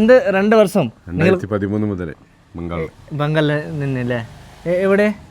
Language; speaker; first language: Malayalam; non-native, learner; Bangla